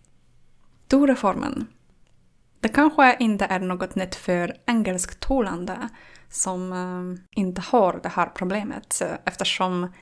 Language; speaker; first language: Swedish; non-native, fluent; Polish